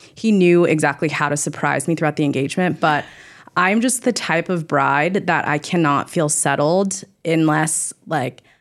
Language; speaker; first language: English; native; English